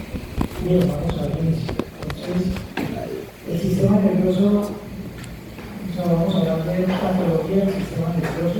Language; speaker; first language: Spanish; native; Spanish